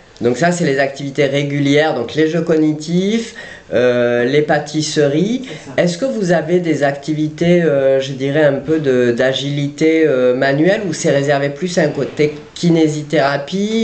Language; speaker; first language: French; native; French